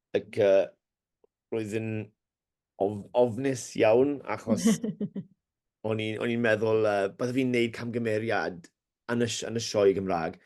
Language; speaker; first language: Welsh; non-native, learner; English